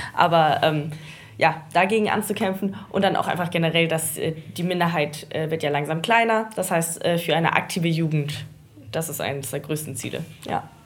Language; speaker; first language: German; early bilingual, heritage; Danish